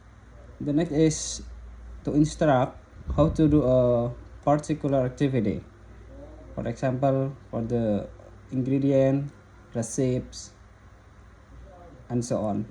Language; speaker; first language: English; non-native, learner; Indonesian